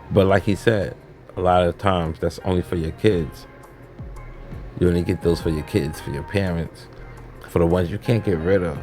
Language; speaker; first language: English; native; English